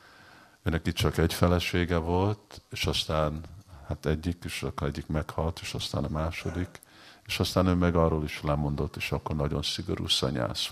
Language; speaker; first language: Hungarian; early bilingual, heritage; Hungarian